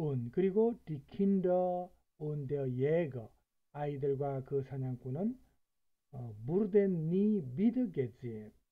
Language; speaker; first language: German; non-native, fluent; Korean